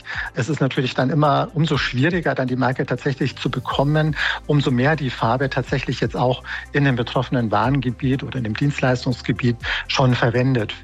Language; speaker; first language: German; native; German